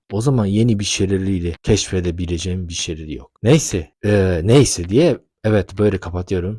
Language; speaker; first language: Turkish; non-native, fluent; Japanese